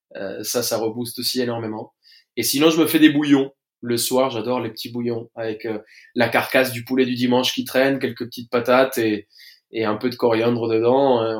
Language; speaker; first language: French; non-native, fluent; Spanish